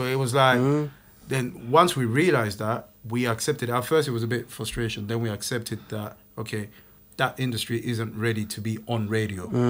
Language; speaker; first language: English; non-native, fluent; French